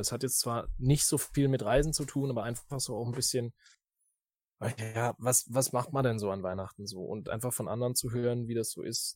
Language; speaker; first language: German; native; German